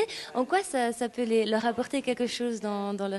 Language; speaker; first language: French; native; French